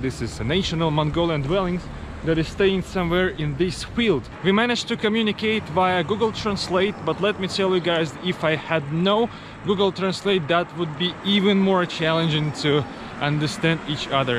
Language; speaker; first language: English; non-native, fluent; Russian